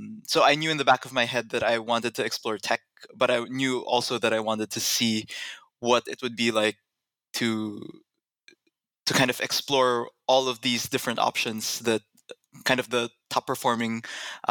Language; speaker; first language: English; non-native, local second language; Filipino